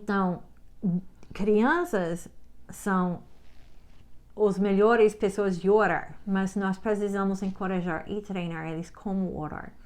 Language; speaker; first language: Portuguese; non-native, learner; English